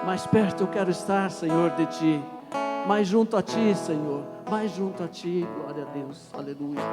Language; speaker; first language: Portuguese; native; Portuguese